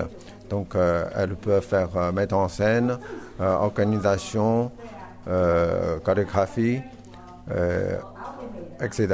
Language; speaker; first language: French; non-native, fluent; Chinese